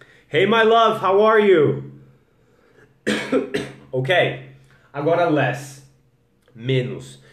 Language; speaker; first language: English; non-native, fluent; Portuguese